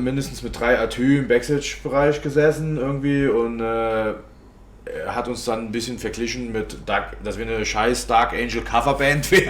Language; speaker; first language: German; native; German